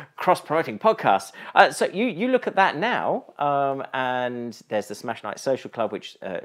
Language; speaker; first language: English; native; English